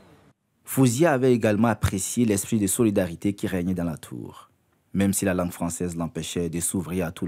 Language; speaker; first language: French; native; French